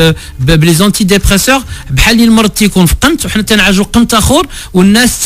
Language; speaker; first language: Arabic; native; Arabic